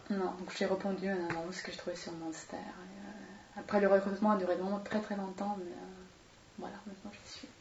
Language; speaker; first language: French; non-native, fluent; Swedish